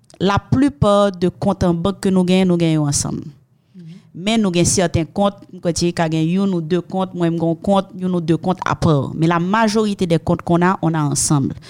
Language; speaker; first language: French; non-native, local second language; Haitian Creole